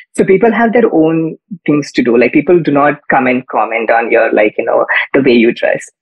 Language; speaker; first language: English; non-native, local second language; Kannada